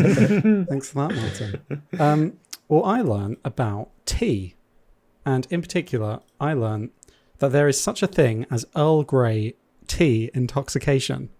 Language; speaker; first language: English; native; English